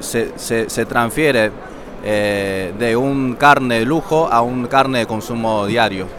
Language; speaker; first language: Spanish; non-native, fluent; Chinese